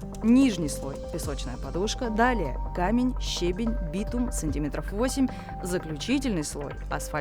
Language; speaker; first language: Russian; native; Russian